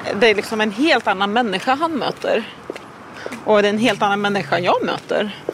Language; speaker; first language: Swedish; non-native, fluent; Arabic